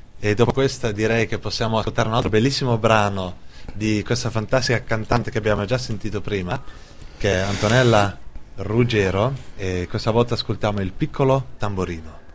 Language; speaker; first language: Italian; early bilingual, heritage; Italian